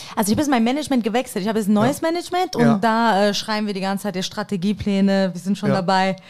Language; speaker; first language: German; early bilingual, other home language; Persian